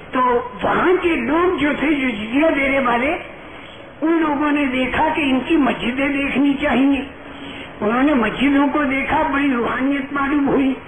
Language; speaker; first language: Urdu; non-native, local second language; Gujarati